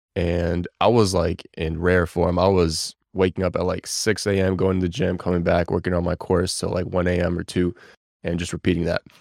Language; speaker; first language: English; early bilingual, other home language; Bulgarian